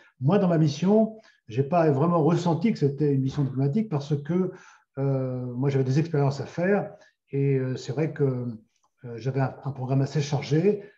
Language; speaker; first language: French; native; French